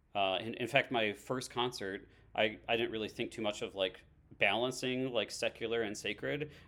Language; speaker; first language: English; native; English